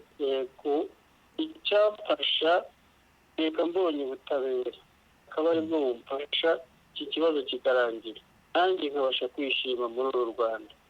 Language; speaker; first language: Kinyarwanda; native; Kinyarwanda